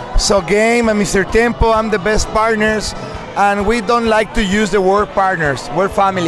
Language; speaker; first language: English; non-native, fluent; Spanish